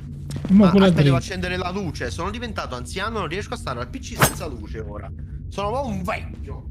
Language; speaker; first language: Italian; native; Italian